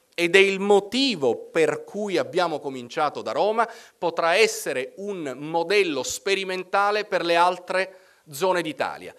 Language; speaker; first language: Italian; native; Italian